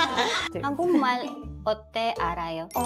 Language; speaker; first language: Korean; non-native, learner; Filipino